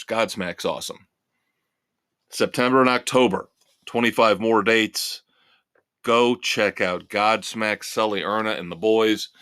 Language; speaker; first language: English; native; English